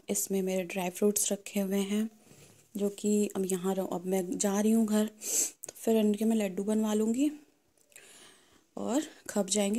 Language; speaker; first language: Hindi; native; Hindi